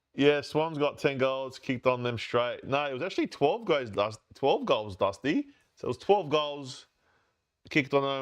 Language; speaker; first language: English; native; English